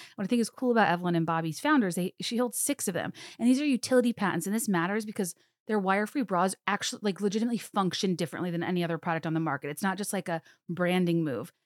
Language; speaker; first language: English; native; English